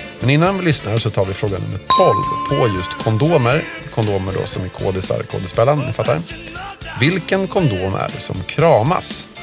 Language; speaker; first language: Swedish; native; Swedish